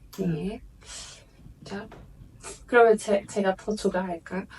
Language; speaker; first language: Korean; non-native, fluent; Azerbaijani